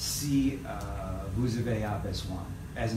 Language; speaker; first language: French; non-native, learner; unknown